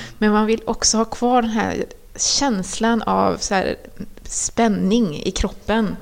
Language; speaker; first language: Swedish; early bilingual, other home language; Spanish